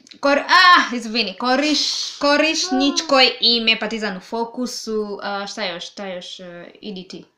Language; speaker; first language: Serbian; non-native, learner; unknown